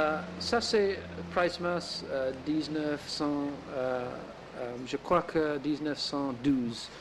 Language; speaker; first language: French; non-native, learner; English